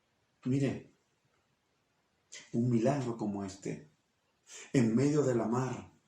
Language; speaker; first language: Spanish; native; Spanish